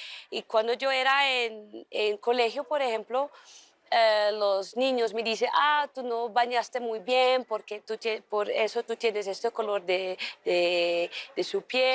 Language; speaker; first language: Spanish; non-native, learner; Dutch